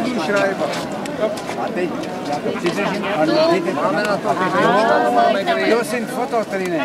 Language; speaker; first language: German; non-native, learner; Czech